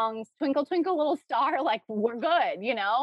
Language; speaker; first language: English; native; English